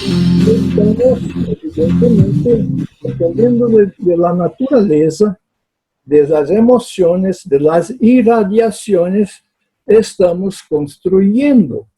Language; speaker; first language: Spanish; non-native, fluent; Portuguese